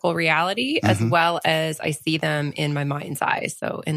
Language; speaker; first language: English; early bilingual, other home language; French